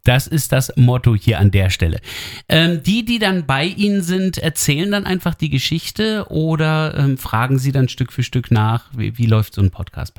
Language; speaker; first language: German; native; German